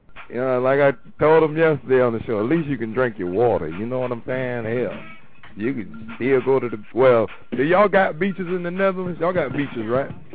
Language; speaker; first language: English; native; English